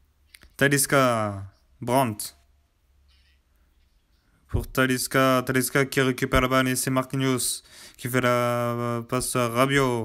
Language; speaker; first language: French; native; French